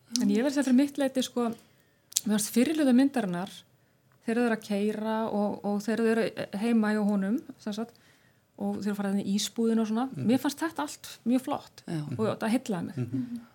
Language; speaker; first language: Icelandic; non-native, fluent; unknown